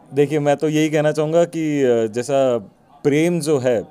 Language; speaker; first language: Hindi; non-native, local second language; Odia